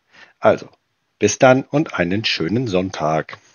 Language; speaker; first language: German; native; German